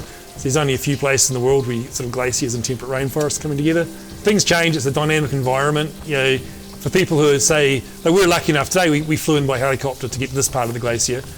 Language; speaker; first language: English; native; English